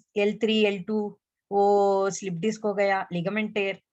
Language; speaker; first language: Hindi; non-native, local second language; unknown